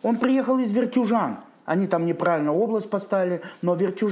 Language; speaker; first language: Russian; native; Russian